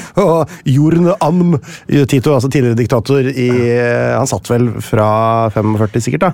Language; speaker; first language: Norwegian; native; Norwegian